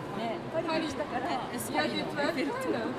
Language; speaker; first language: French; non-native, fluent; Japanese